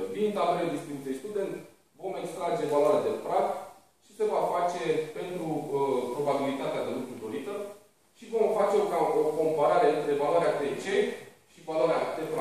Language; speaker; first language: Romanian; native; Romanian